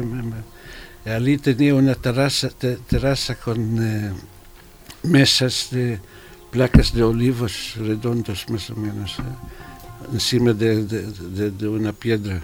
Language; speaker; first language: Spanish; non-native, fluent; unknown